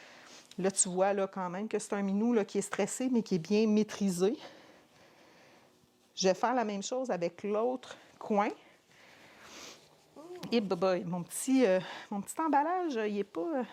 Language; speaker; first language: French; native; French